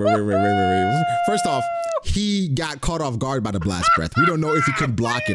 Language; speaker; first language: English; native; English